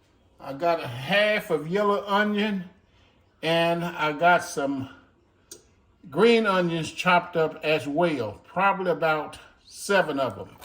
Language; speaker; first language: English; native; English